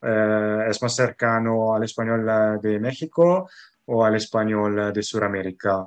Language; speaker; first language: Spanish; non-native, fluent; Italian